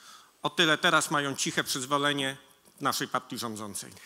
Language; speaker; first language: Polish; native; Polish